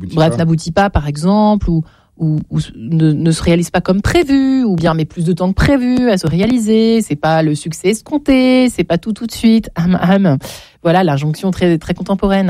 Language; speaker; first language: French; native; French